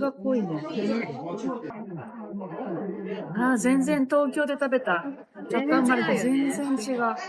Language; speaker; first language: Japanese; native; Japanese